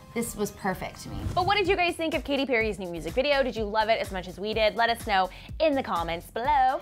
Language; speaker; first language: English; native; English